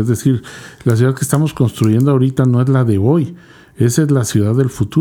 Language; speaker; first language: Spanish; native; Spanish